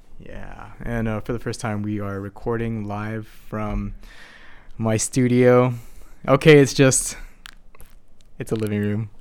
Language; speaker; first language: English; native; English